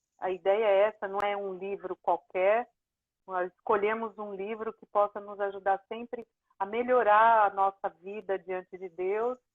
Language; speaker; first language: Portuguese; native; Portuguese